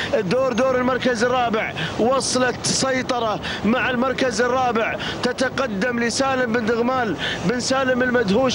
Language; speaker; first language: Arabic; native; Arabic